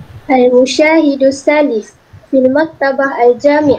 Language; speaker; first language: Arabic; non-native, learner; Malay